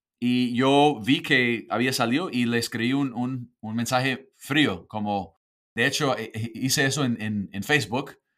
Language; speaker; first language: Spanish; non-native, fluent; English